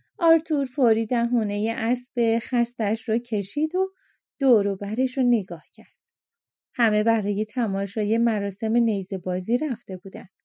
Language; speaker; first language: Persian; native; Persian